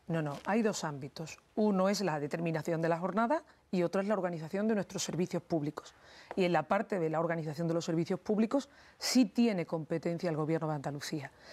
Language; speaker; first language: Spanish; native; Spanish